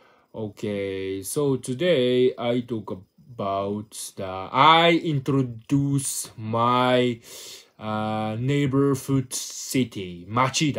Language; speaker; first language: English; non-native, learner; Japanese